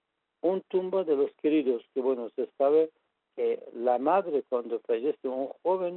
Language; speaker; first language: Spanish; non-native, fluent; Persian